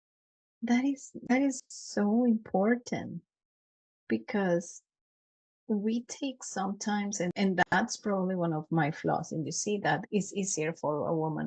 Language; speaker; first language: English; non-native, fluent; Spanish